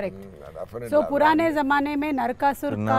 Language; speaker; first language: Telugu; native; Telugu